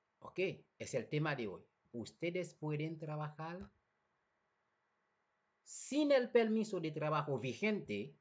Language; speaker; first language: Spanish; non-native, fluent; Haitian Creole